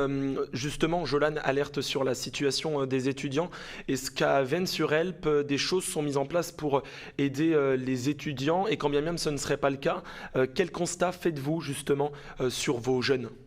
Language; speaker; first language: French; native; French